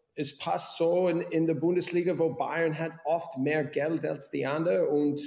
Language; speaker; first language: German; non-native, fluent; English